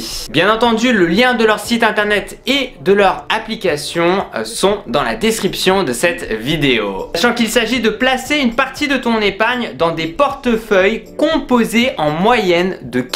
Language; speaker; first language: French; native; French